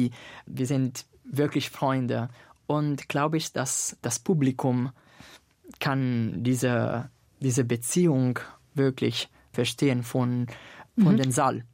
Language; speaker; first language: German; non-native, learner; Italian